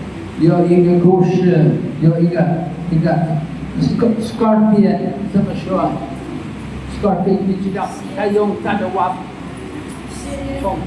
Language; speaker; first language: Chinese; non-native, fluent; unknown